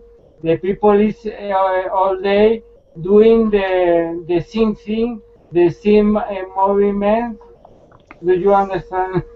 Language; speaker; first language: English; non-native, learner; Spanish